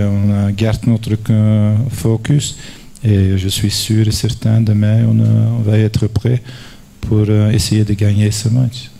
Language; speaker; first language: French; non-native, learner; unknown